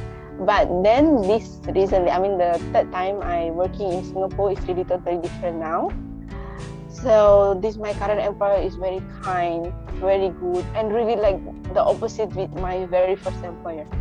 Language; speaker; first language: English; non-native, local second language; Indonesian